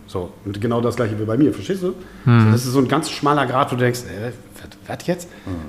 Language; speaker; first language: German; native; German